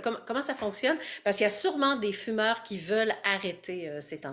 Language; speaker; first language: French; native; French